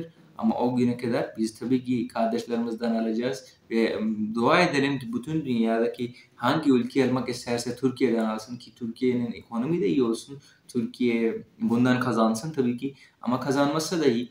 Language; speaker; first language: Turkish; non-native, fluent; Urdu